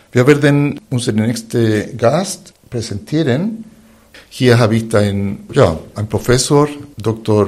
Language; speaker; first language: German; non-native, fluent; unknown